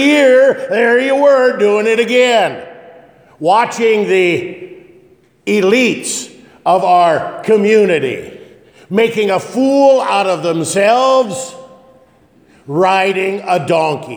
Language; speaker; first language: English; native; English